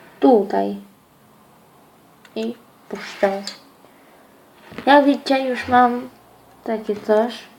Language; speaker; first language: Polish; early bilingual, other home language; Ukrainian